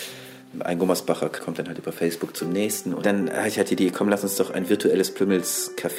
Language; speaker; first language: German; native; German